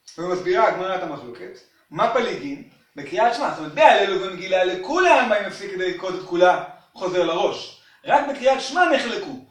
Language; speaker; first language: Hebrew; native; Hebrew